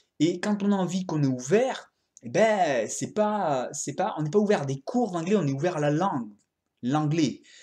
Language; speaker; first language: French; native; French